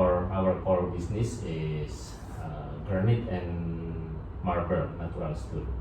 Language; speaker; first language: English; non-native, learner; Indonesian